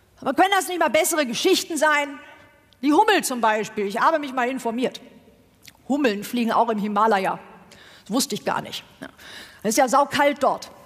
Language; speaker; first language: German; native; German